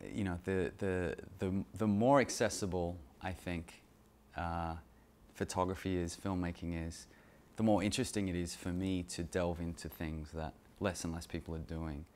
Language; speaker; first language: English; native; English